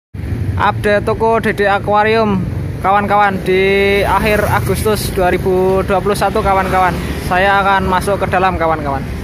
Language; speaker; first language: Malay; non-native, local second language; Javanese